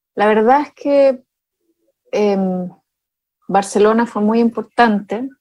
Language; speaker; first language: Spanish; native; Spanish